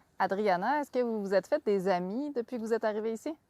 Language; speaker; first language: French; native; French